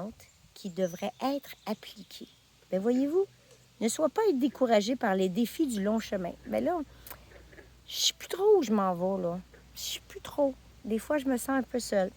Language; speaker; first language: French; native; French